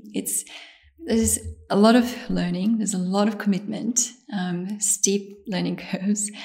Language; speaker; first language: English; early bilingual, other home language; Bosnian